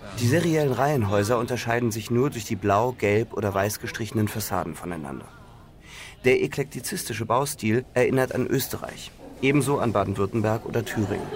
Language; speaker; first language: German; native; German